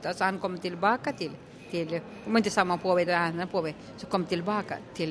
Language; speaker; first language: Swedish; non-native, local second language; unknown